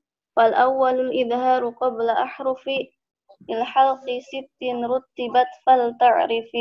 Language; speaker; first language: Arabic; non-native, learner; Indonesian